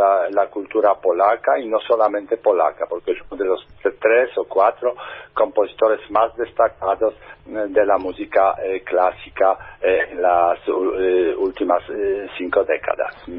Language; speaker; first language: Spanish; non-native, fluent; Polish